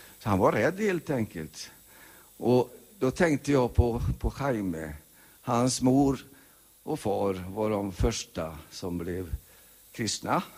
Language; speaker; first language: Swedish; early bilingual, heritage; Swedish